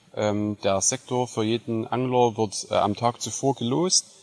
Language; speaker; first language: German; native; German